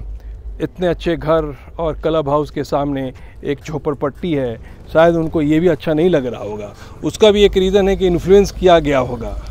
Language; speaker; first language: Hindi; native; Hindi